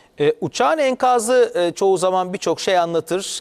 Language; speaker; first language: Turkish; native; Turkish